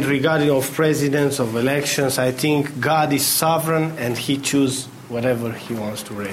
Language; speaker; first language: English; non-native, fluent; Romanian